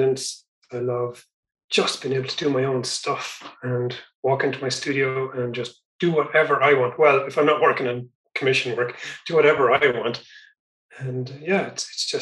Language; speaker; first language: English; native; English